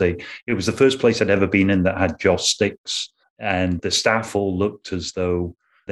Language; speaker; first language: English; native; English